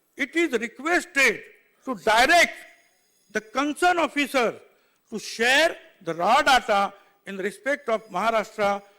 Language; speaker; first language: English; non-native, local second language; Marathi